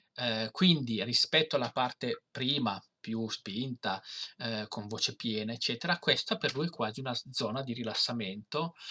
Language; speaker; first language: Italian; native; Italian